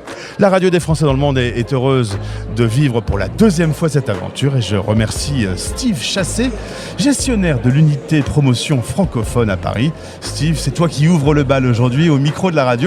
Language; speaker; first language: French; native; French